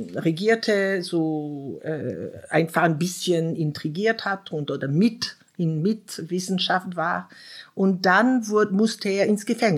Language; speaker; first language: German; non-native, fluent; French